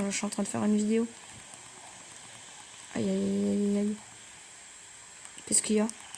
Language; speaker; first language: French; native; French